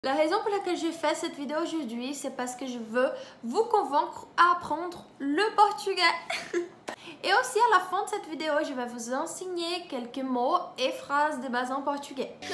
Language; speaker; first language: French; non-native, fluent; Portuguese